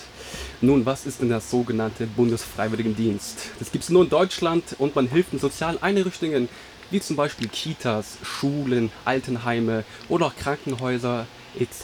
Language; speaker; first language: German; early bilingual, other home language; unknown